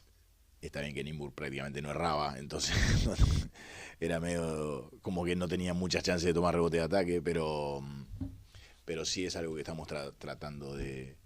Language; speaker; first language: Spanish; native; Spanish